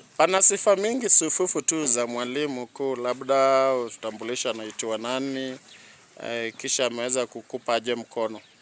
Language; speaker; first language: Swahili; non-native, local second language; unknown